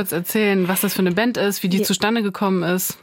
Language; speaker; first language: German; native; German